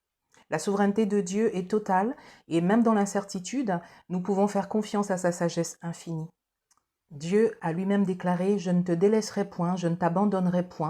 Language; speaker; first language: French; native; French